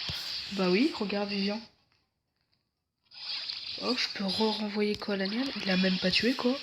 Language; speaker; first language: French; native; French